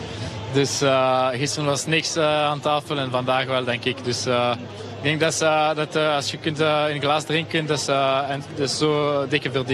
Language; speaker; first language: Dutch; non-native, local second language; French